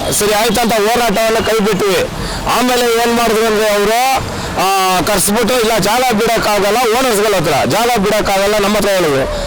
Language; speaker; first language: Kannada; native; Kannada